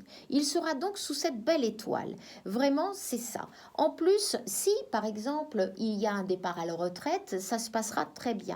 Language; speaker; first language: French; native; French